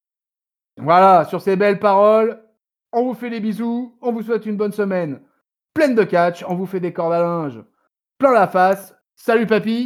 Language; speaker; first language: French; native; French